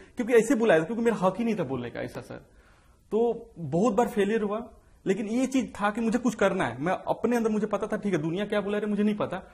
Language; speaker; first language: Hindi; native; Hindi